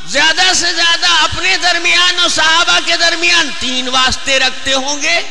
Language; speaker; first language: Urdu; native; Urdu